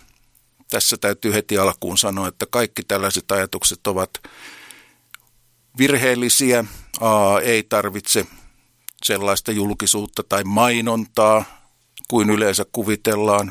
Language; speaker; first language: Finnish; native; Finnish